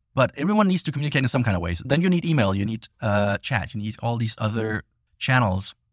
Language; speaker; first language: English; non-native, fluent; Danish